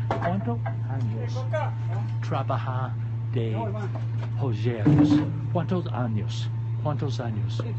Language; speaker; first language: Spanish; non-native, learner; English